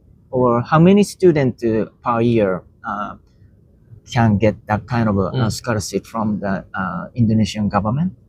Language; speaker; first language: English; non-native, learner; Japanese